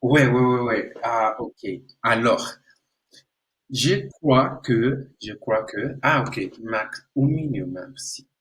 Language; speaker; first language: French; non-native, learner; Spanish